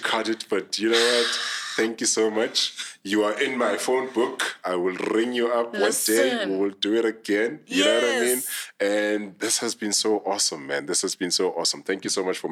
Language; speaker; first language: English; non-native, local second language; Southern Sotho